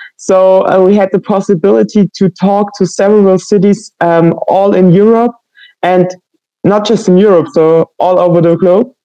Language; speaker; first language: English; non-native, fluent; German